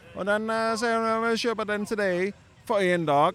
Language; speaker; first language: Swedish; non-native, learner; Danish